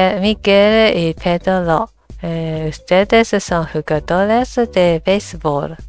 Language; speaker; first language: Spanish; non-native, learner; Japanese